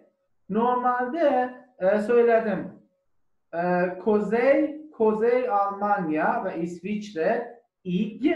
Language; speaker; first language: Turkish; non-native, learner; German